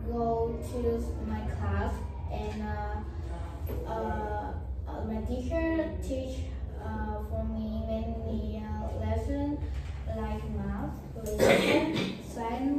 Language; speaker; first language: English; non-native, learner; Vietnamese